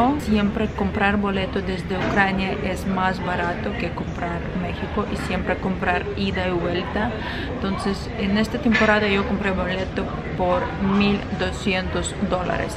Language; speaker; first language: Spanish; non-native, fluent; Ukrainian